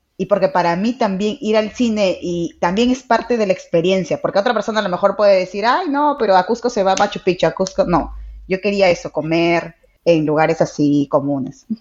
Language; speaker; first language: Spanish; native; Spanish